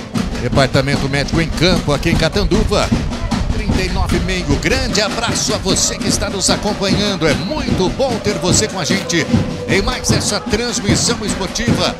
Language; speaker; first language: Portuguese; native; Portuguese